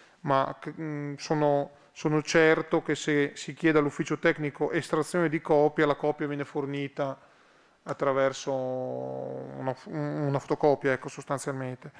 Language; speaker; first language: Italian; native; Italian